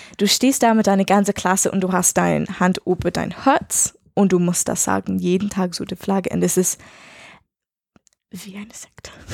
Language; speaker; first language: German; non-native, learner; English